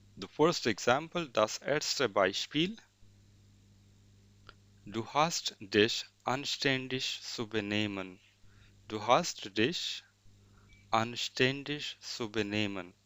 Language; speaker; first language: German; non-native, fluent; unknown